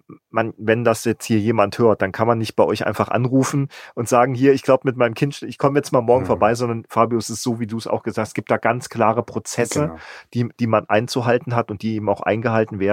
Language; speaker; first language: German; native; German